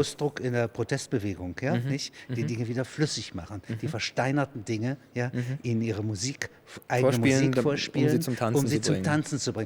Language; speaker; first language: German; native; German